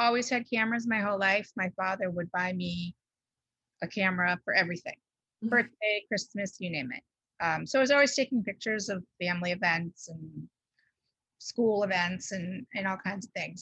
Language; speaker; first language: English; native; English